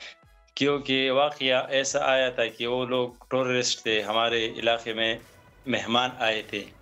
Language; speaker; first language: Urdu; non-native, local second language; Pashto